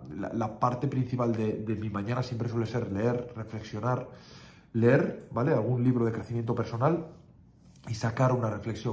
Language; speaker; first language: Spanish; native; Spanish